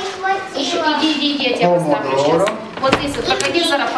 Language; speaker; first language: Russian; native; Russian